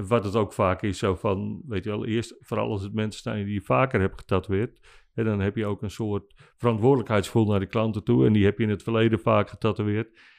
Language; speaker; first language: Dutch; non-native, local second language; Western Frisian